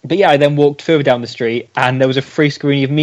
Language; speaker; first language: English; native; English